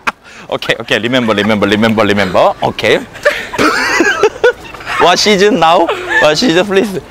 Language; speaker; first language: English; non-native, learner; Korean